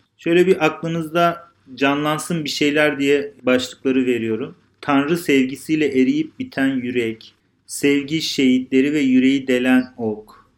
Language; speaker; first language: Turkish; native; Turkish